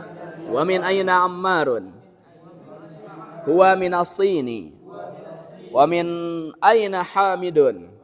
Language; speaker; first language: Arabic; non-native, learner; Indonesian